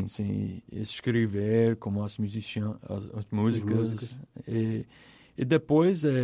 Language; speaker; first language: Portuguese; non-native, learner; English